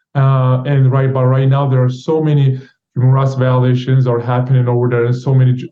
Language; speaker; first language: English; non-native, fluent; Turkish